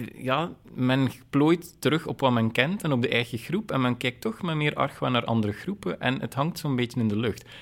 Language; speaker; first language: Dutch; native; Dutch